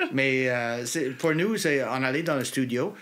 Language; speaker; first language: French; non-native, local second language; English